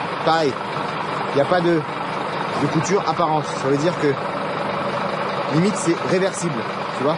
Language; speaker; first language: French; native; French